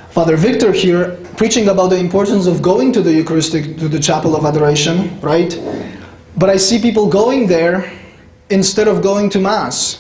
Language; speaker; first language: English; non-native, fluent; Polish